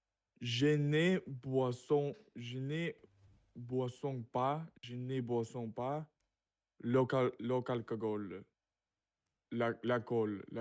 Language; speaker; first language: French; non-native, learner; Russian